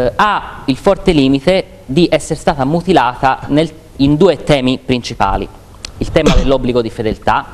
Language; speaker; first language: Italian; native; Italian